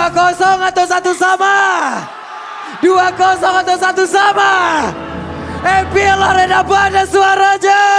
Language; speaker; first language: Indonesian; native; Indonesian